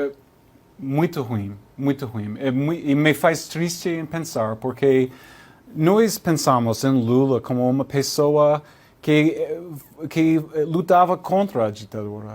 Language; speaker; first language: Portuguese; non-native, learner; English